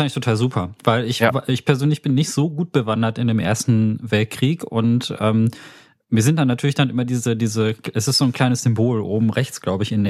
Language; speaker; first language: German; native; German